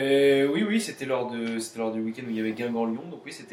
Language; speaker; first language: French; native; French